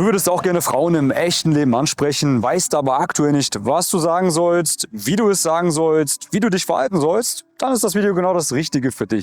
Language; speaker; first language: German; native; German